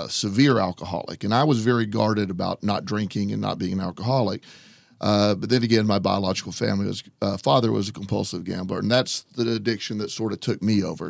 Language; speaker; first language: English; native; English